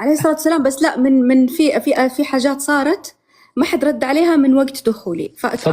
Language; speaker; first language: Arabic; native; Arabic